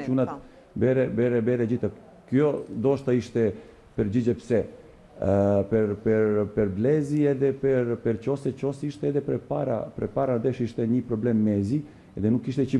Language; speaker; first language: Albanian; non-native, learner; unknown